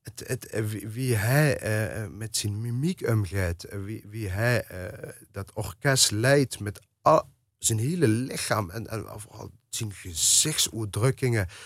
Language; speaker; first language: Dutch; native; Dutch